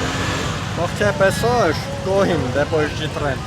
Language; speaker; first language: Portuguese; non-native, learner; Vietnamese